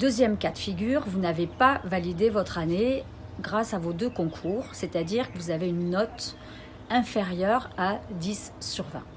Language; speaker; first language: French; native; French